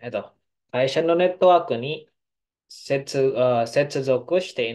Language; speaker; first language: Japanese; non-native, fluent; Filipino